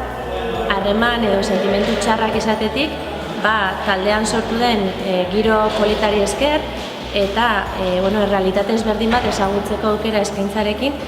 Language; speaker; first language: Basque; non-native, local second language; Spanish